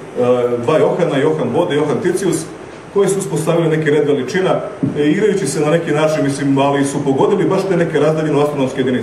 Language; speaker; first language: Serbian; native; Serbian